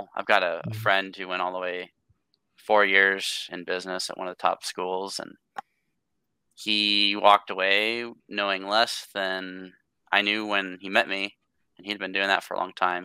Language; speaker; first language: English; native; English